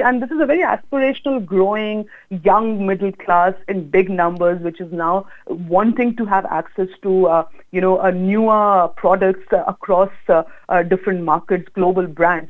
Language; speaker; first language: English; non-native, local second language; Hindi